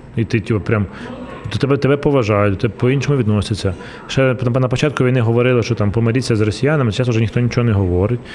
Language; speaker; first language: Ukrainian; non-native, local second language; Russian